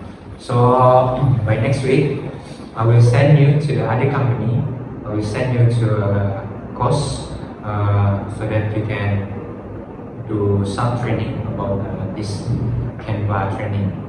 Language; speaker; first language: English; non-native, fluent; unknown